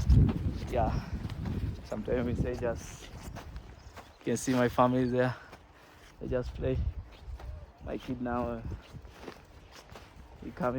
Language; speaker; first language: English; non-native, learner; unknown